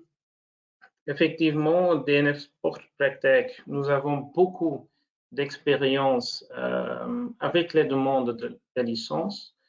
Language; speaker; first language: French; non-native, local second language; Dutch